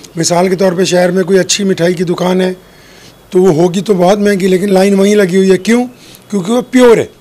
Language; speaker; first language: Hindi; non-native, local second language; Punjabi